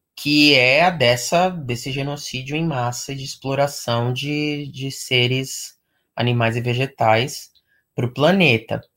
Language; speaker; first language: Portuguese; native; Portuguese